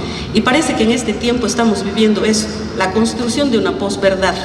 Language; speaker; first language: Spanish; native; Spanish